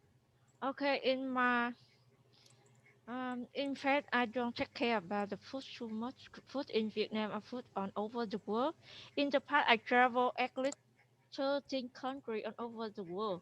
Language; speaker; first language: English; non-native, learner; Vietnamese